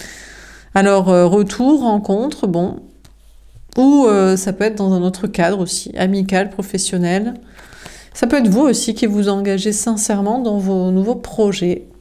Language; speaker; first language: French; native; French